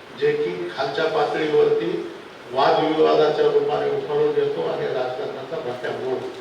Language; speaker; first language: Marathi; non-native, local second language; Lambadi